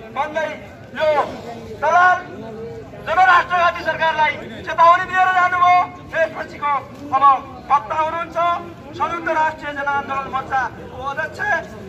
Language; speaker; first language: Nepali; native; Nepali